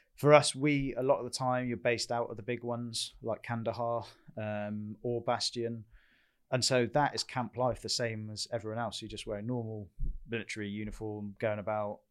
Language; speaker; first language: English; native; English